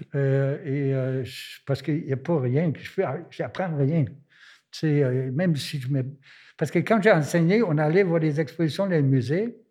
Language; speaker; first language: French; non-native, fluent; German